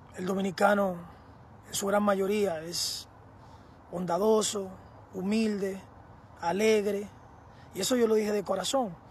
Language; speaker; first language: Spanish; early bilingual, heritage; Spanish